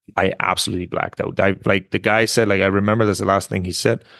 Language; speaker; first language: English; non-native, fluent; German